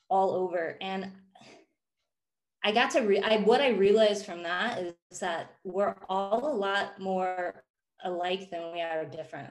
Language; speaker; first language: English; native; English